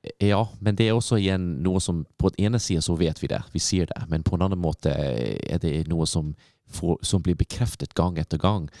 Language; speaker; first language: Norwegian; non-native, fluent; English